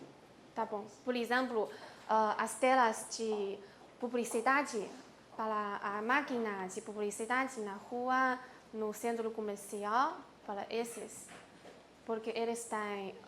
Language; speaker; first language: Portuguese; non-native, learner; Chinese